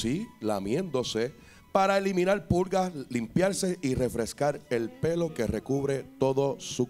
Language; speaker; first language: Spanish; native; Spanish